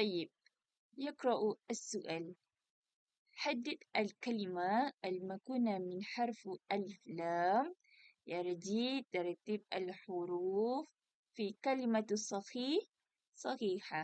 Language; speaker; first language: Arabic; non-native, learner; Malay